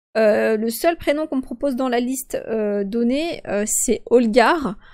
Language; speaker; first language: French; native; French